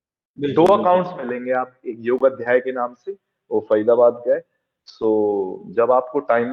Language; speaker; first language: Hindi; native; Hindi